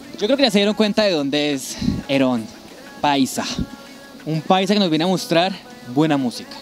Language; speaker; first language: Spanish; native; Spanish